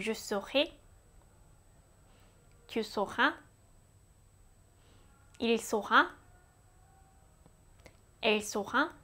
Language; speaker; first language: French; non-native, fluent; Japanese